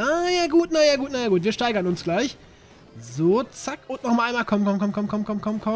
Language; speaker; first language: German; native; German